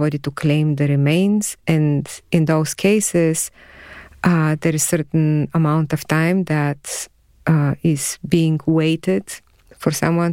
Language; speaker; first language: English; non-native, fluent; Bulgarian